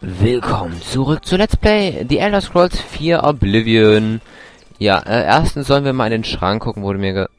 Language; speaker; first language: German; native; German